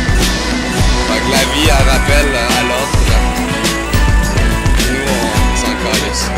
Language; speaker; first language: French; native; French